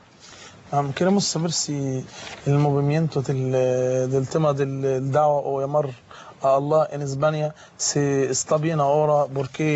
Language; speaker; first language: Spanish; non-native, fluent; Arabic